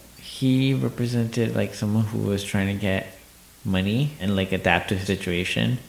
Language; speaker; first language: English; non-native, fluent; Spanish